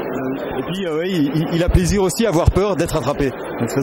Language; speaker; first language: French; native; French